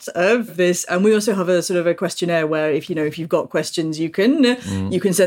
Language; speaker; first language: English; native; English